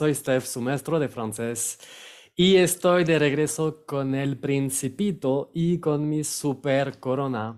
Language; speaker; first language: Spanish; non-native, fluent; French